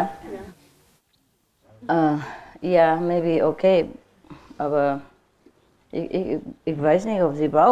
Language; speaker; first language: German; non-native, learner; Vietnamese